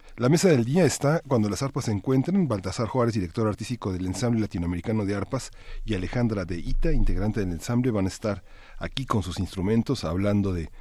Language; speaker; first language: Spanish; native; Spanish